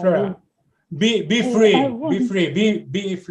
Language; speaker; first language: English; non-native, learner; Spanish